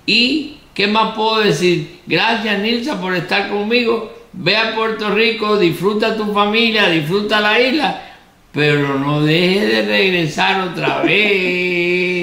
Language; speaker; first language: Spanish; native; Spanish